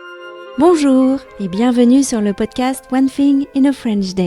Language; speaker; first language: French; native; French